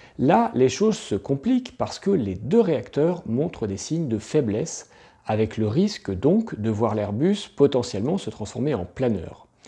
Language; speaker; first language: French; native; French